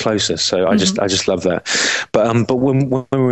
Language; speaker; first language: English; native; English